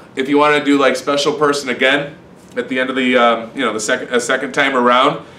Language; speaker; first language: English; native; English